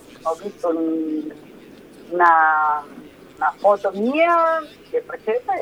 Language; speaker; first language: Italian; early bilingual, heritage; Spanish